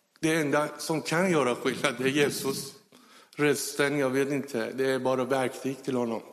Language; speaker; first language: Swedish; non-native, fluent; Persian